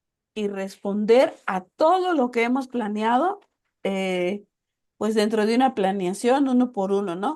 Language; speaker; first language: Spanish; native; Spanish